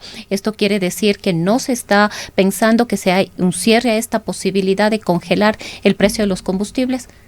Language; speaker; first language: Spanish; native; Spanish